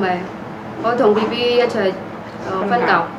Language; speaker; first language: Cantonese; non-native, learner; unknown